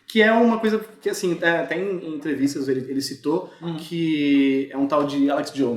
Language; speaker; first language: Portuguese; native; Portuguese